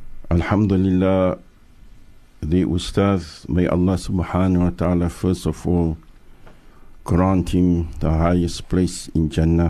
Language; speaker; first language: English; native; English